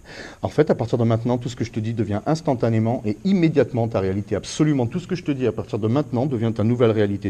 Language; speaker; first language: French; native; French